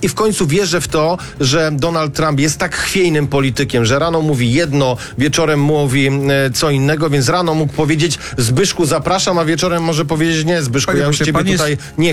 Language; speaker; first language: Polish; native; Polish